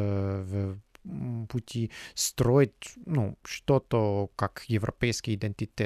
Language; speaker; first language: Russian; non-native, fluent; German